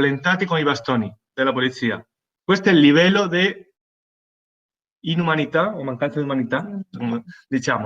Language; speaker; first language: Italian; non-native, fluent; Spanish